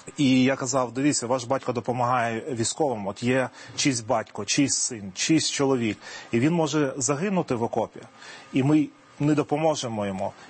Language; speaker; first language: Ukrainian; native; Ukrainian